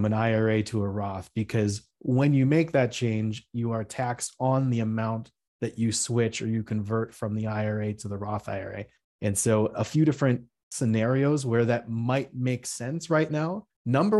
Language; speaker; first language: English; native; English